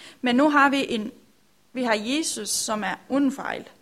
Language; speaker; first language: Danish; non-native, learner; Romanian